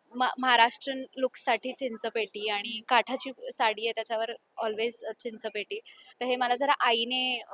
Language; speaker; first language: Marathi; native; Marathi